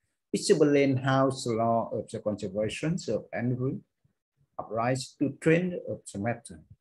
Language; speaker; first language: English; non-native, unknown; Vietnamese